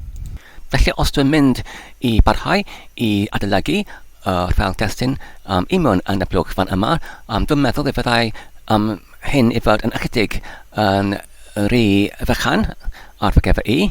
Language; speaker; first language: Welsh; non-native, learner; Polish